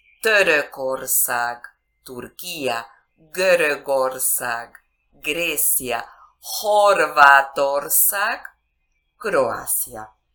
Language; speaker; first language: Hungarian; non-native, learner; Spanish